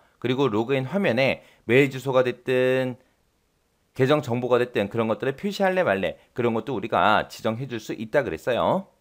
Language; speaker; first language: Korean; native; Korean